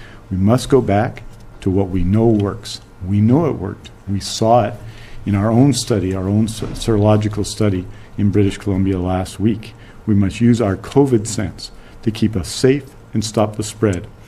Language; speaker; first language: English; native; English